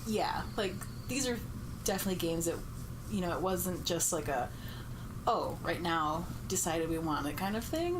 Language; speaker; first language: English; native; English